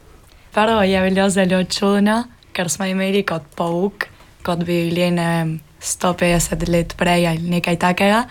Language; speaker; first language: Slovenian; early bilingual, heritage; Spanish